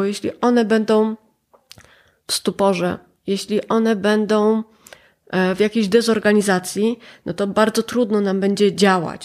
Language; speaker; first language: Polish; native; Polish